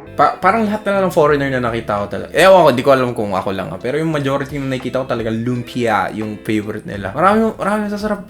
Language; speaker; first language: Filipino; native; Filipino